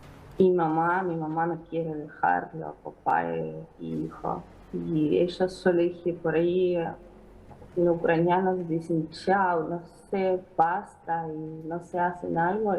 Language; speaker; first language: Spanish; non-native, fluent; Ukrainian